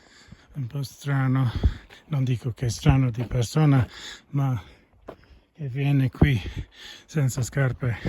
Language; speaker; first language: Italian; non-native, fluent; English